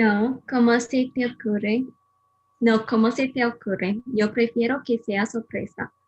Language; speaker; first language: Spanish; non-native, learner; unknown